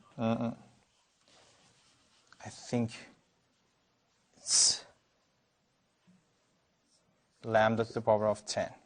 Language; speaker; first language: English; non-native, fluent; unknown